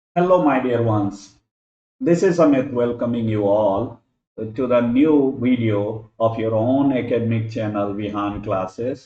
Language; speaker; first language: English; non-native, local second language; Hindi